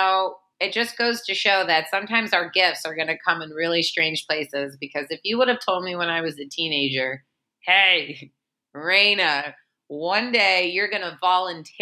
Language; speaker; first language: English; native; English